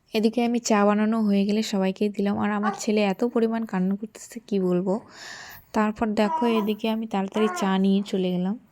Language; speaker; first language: Bangla; non-native, local second language; Rangpuri